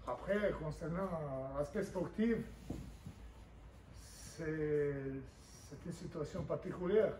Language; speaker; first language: French; non-native, fluent; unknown